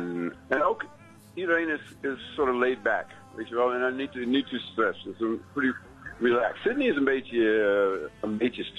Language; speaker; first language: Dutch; non-native, fluent; English